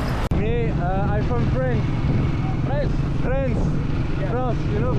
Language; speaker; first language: English; non-native, learner; French